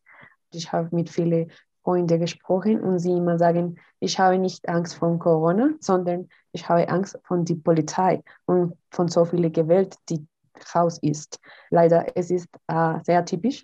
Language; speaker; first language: German; non-native, learner; Spanish